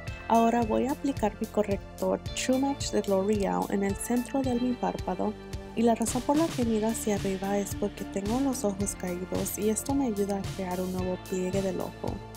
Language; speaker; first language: Spanish; early bilingual, heritage; Spanish